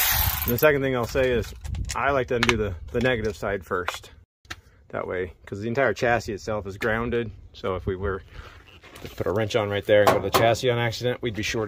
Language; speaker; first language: English; native; English